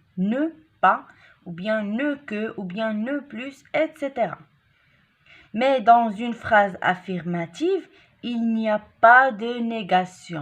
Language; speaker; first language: French; non-native, local second language; Arabic